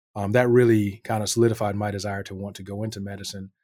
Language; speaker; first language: English; native; English